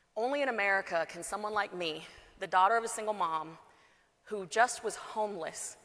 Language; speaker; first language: English; native; English